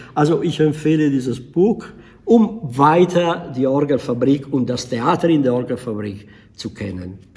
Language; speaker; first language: German; non-native, fluent; Italian